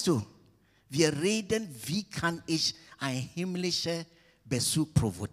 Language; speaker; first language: German; non-native, fluent; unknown